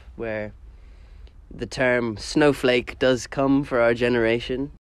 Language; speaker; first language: English; native; English